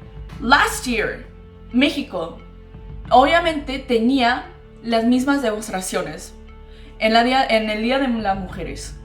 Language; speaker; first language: Spanish; non-native, local second language; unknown